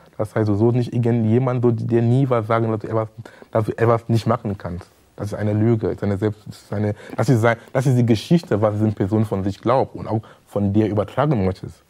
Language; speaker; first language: German; non-native, fluent; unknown